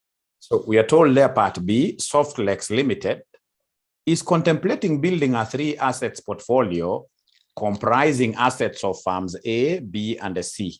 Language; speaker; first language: English; non-native, local second language; Swahili